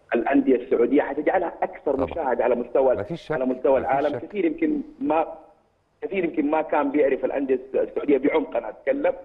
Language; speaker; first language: Arabic; native; Arabic